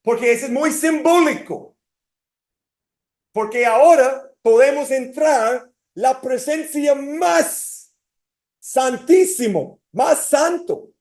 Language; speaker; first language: Spanish; non-native, fluent; English